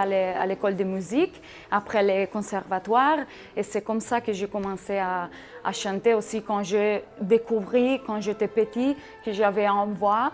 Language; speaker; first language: French; non-native, fluent; Catalan